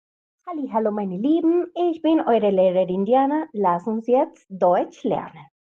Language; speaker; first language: German; non-native, fluent; Spanish